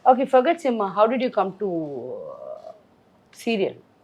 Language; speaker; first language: Tamil; native; Tamil